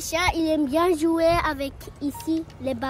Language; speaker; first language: French; early bilingual, heritage; French